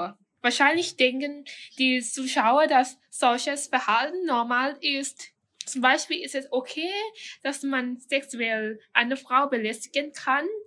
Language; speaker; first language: German; non-native, fluent; Thai